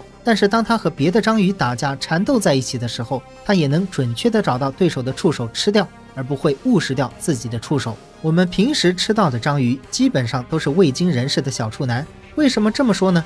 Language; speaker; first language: Chinese; native; Chinese